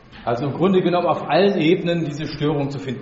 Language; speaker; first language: German; native; German